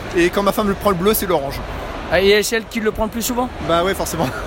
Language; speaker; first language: French; native; French